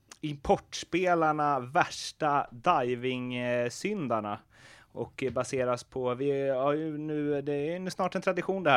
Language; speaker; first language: Swedish; native; Swedish